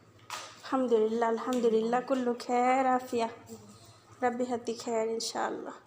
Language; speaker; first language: Arabic; non-native, learner; Bangla